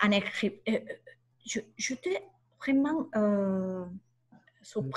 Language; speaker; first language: French; non-native, learner; Spanish